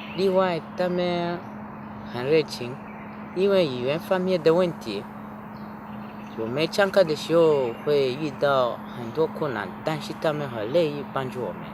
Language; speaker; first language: Chinese; non-native, learner; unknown